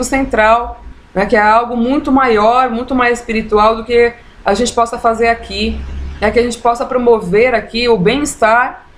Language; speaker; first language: Portuguese; native; Portuguese